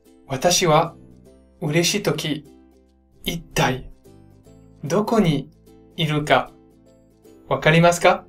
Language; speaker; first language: Japanese; non-native, fluent; French